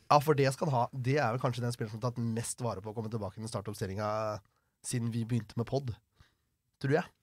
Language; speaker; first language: Norwegian; native; Norwegian